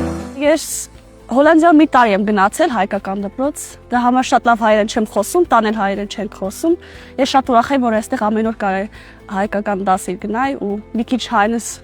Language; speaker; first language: Armenian; non-native, learner; Dutch